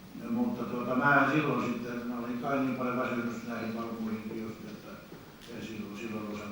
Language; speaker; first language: Finnish; native; Finnish